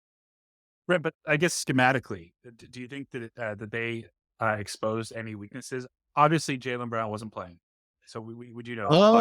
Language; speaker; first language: English; native; English